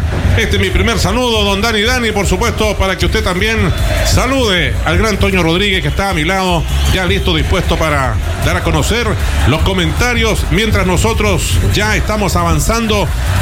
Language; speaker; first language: Spanish; native; Spanish